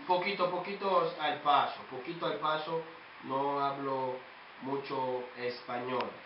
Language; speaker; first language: Spanish; non-native, learner; English